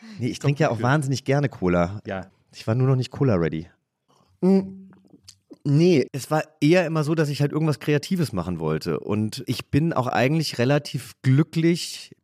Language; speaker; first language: German; native; German